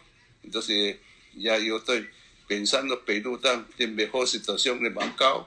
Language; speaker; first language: Spanish; non-native, learner; Chinese